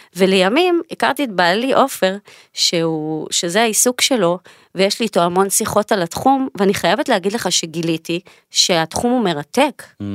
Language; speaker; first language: Hebrew; native; Hebrew